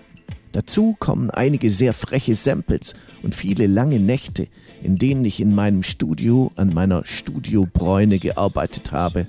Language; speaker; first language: German; native; German